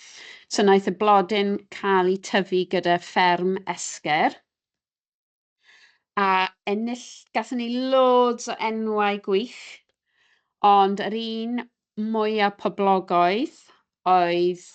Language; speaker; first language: Welsh; non-native, local second language; English